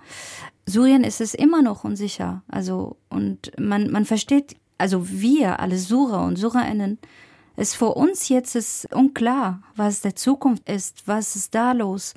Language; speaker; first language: German; non-native, fluent; Arabic